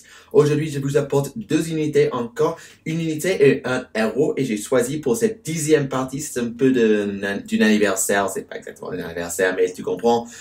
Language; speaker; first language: French; non-native, fluent; English